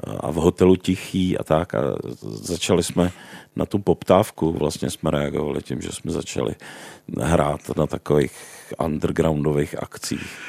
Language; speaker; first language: Czech; native; Czech